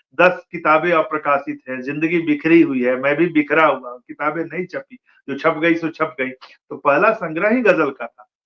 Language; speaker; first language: Hindi; non-native, local second language; Bhojpuri